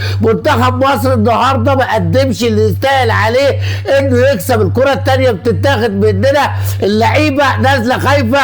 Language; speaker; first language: Arabic; native; Arabic